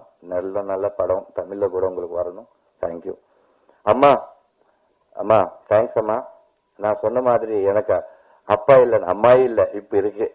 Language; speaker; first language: Tamil; non-native, learner; Telugu